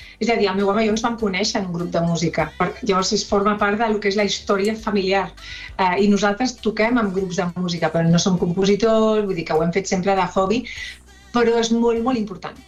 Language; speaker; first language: Catalan; non-native, local second language; Spanish